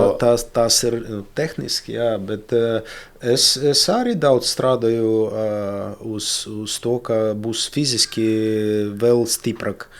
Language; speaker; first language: Latvian; non-native, local second language; Russian